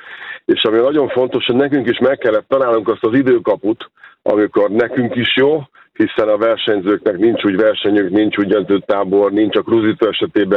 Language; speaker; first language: Hungarian; native; Hungarian